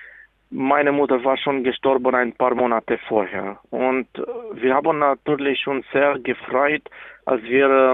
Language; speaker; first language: German; non-native, fluent; Romanian